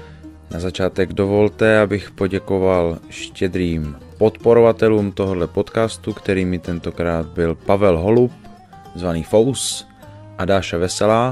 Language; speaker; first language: Czech; native; Czech